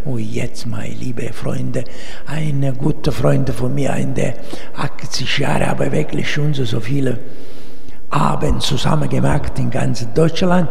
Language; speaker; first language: German; non-native, learner; Italian